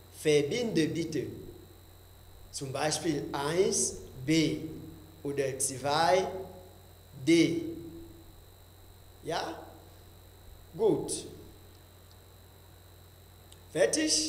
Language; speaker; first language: German; non-native, fluent; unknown